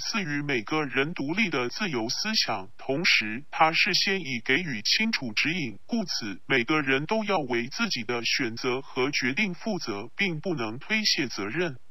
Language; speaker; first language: Chinese; non-native, local second language; Cantonese